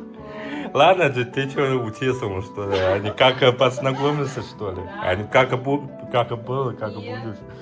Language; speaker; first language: Russian; non-native, learner; Chinese